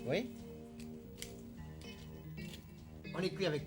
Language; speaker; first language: French; native; French